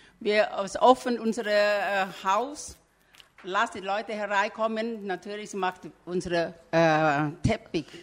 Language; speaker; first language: German; non-native, learner; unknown